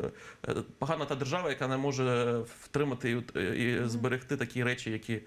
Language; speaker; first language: Ukrainian; native; Ukrainian